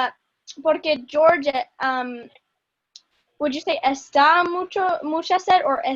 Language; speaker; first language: Spanish; non-native, learner; English